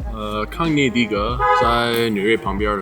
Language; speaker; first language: Chinese; non-native, learner; English